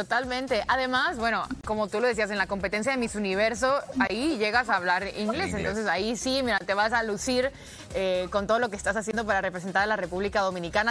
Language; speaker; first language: Spanish; native; Spanish